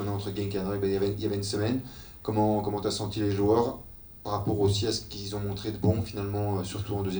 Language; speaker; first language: French; native; French